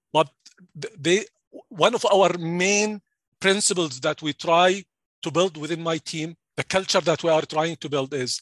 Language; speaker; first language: English; non-native, fluent; Arabic